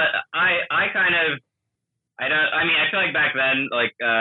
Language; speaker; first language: English; native; English